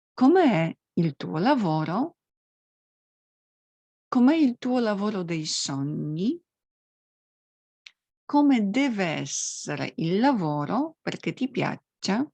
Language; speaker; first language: Italian; non-native, fluent; Polish